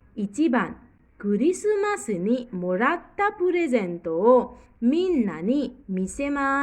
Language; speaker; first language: Japanese; non-native, fluent; Nepali